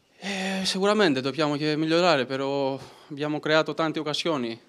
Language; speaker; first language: Italian; non-native, learner; Greek